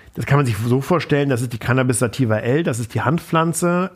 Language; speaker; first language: German; native; German